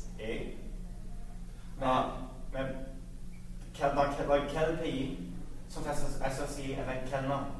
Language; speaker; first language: French; non-native, learner; English